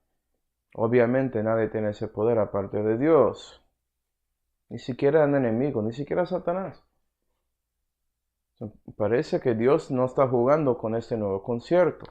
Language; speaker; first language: Spanish; early bilingual, heritage; Spanish